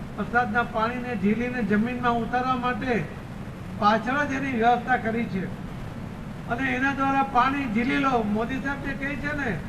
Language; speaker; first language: Gujarati; non-native, local second language; Marathi